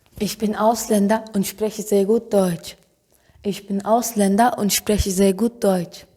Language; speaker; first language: German; early bilingual, other home language; Turkish